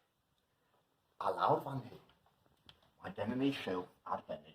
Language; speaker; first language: Welsh; non-native, local second language; English